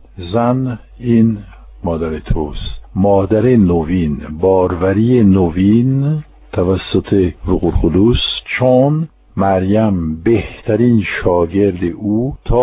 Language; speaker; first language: Persian; non-native, fluent; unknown